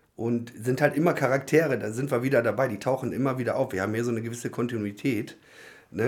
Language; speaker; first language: German; native; German